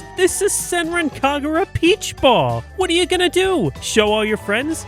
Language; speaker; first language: English; native; English